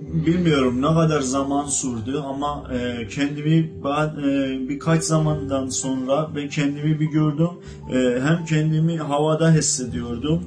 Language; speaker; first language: Turkish; non-native, local second language; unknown